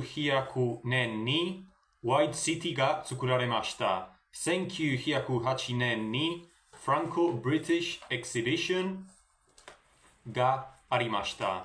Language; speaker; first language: Japanese; non-native, learner; Spanish